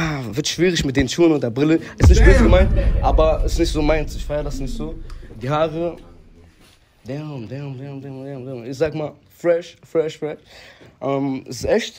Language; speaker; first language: German; native; German